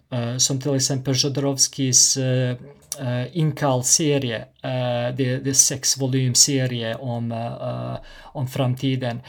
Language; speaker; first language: Swedish; non-native, fluent; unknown